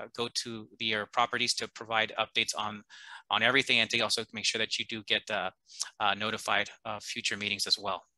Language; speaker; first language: English; early bilingual, other home language; Spanish